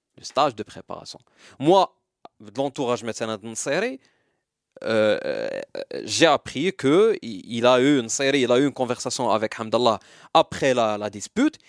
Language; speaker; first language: French; non-native, local second language; Arabic